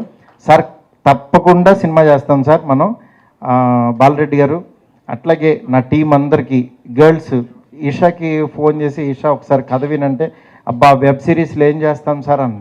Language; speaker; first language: Telugu; native; Telugu